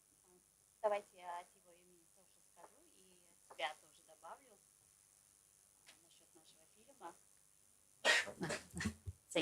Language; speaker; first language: Russian; non-native, local second language; Uzbek